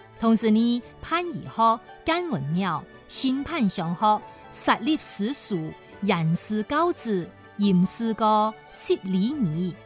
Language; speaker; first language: Chinese; non-native, local second language; Cantonese